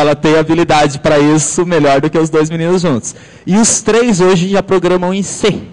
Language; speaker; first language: Portuguese; native; Portuguese